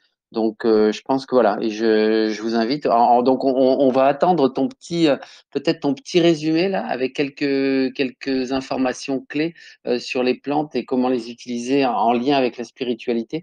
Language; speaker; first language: French; native; French